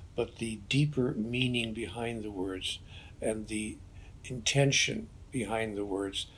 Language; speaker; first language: English; native; English